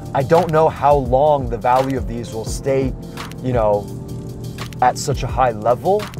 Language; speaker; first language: English; early bilingual, other home language; Chinese